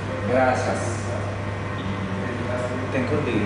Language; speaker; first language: Spanish; non-native, learner; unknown